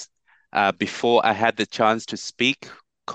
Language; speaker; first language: English; non-native, local second language; Bemba